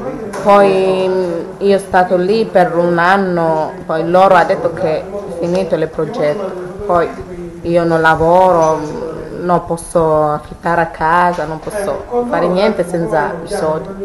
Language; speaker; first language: Italian; non-native, learner; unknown